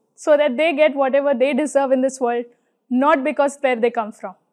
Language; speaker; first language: English; non-native, local second language; Hindi